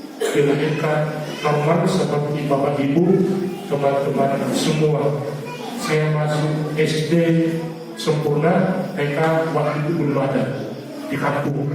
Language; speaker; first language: Indonesian; non-native, local second language; Batak Toba